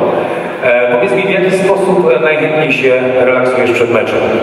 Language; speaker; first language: Polish; native; Polish